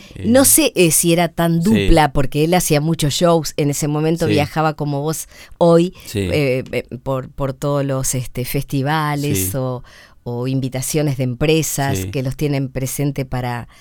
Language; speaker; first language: Spanish; native; Spanish